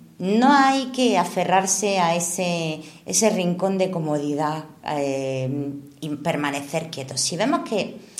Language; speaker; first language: Spanish; non-native, fluent; Italian